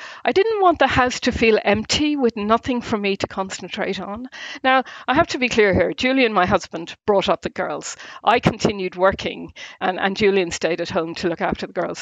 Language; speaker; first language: English; native; English